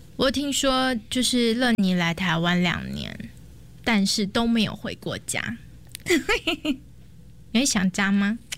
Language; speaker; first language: Chinese; native; Chinese